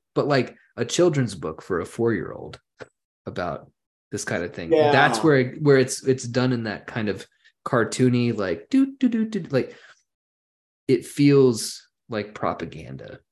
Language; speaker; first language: English; early bilingual, other home language; German